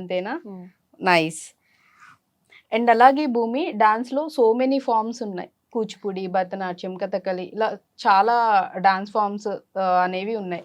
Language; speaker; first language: Telugu; native; Telugu